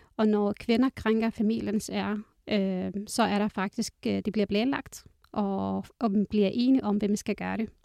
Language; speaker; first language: Danish; non-native, fluent; Arabic